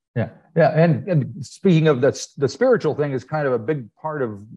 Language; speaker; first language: English; native; English